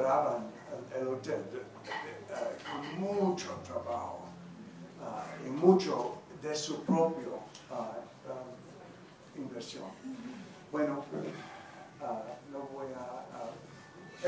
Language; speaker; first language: Spanish; non-native, learner; English